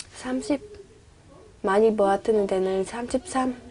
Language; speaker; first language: Korean; non-native, learner; Vietnamese